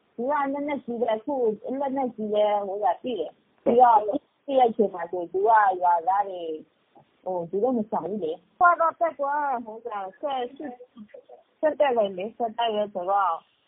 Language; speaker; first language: Burmese; non-native, local second language; S'gaw Karen